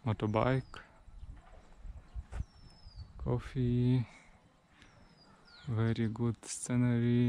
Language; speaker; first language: English; non-native, learner; Russian